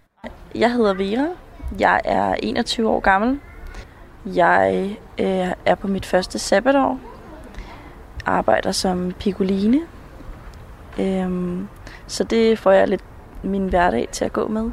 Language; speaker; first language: Danish; native; Danish